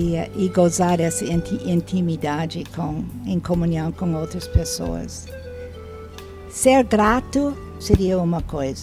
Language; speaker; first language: Portuguese; non-native, fluent; English